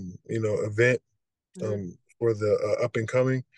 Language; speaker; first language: English; native; English